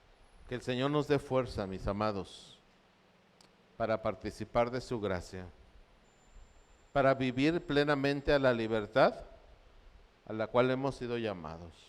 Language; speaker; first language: Spanish; native; Spanish